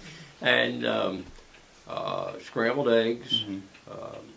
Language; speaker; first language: English; native; English